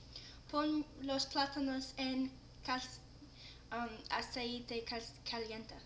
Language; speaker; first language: Spanish; non-native, learner; English